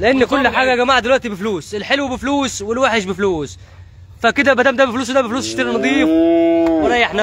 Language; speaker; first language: Arabic; native; Arabic